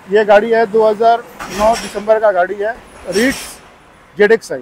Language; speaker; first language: Hindi; non-native, local second language; Bangla